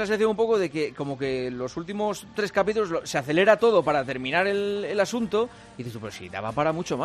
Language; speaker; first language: Spanish; native; Spanish